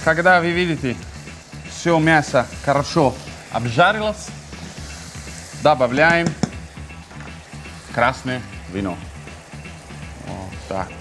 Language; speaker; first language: Russian; non-native, fluent; Italian